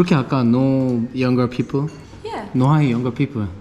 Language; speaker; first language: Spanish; non-native, learner; Korean